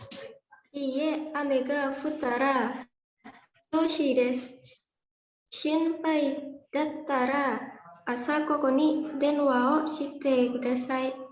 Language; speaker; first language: Japanese; non-native, learner; Indonesian